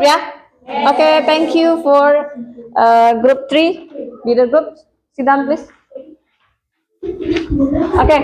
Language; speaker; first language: English; non-native, local second language; Indonesian